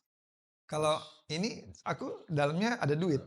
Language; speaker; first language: Indonesian; native; Indonesian